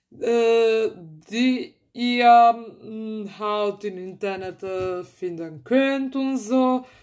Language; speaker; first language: German; early bilingual, other home language; Macedonian